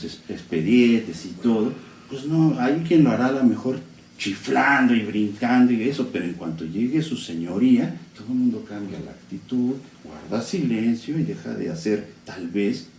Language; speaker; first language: Spanish; native; Spanish